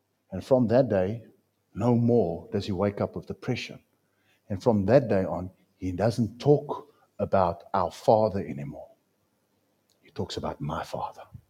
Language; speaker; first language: English; non-native, local second language; Afrikaans